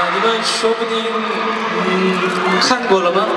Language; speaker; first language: Chinese; non-native, learner; Korean